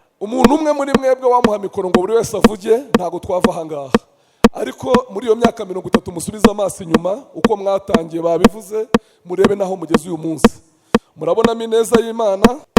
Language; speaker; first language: Kinyarwanda; native; Kinyarwanda